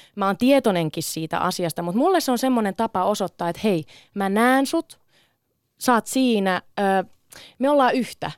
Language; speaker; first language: Finnish; early bilingual, other home language; Sinhala